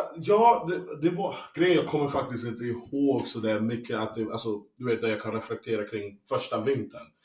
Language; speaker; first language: Swedish; early bilingual, other home language; English